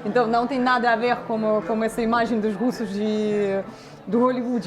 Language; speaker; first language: Portuguese; non-native, fluent; Russian